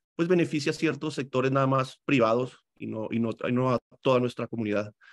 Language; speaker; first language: Spanish; native; Spanish